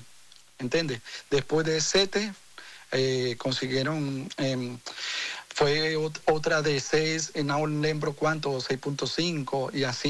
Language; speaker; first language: Portuguese; non-native, fluent; Spanish